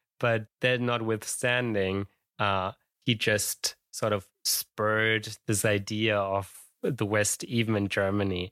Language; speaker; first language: English; non-native, fluent; German